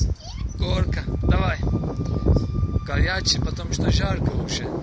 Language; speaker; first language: Russian; non-native, learner; Turkish